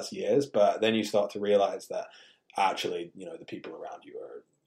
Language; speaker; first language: English; native; English